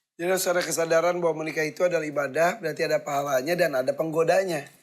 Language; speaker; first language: Indonesian; native; Indonesian